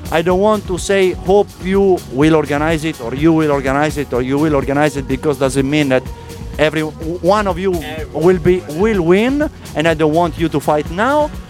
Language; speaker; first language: English; non-native, fluent; Italian